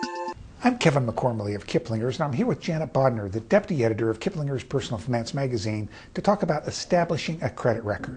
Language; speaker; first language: English; native; English